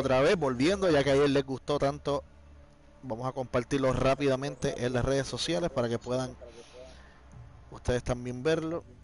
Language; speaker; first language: Spanish; early bilingual, heritage; Spanish